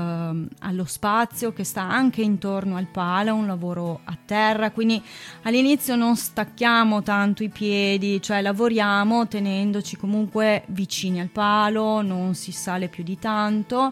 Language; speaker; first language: Italian; native; Italian